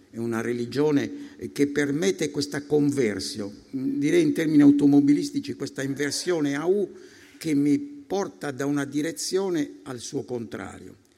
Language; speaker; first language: Italian; native; Italian